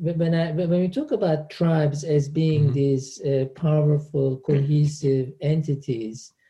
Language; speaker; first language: English; non-native, fluent; Turkish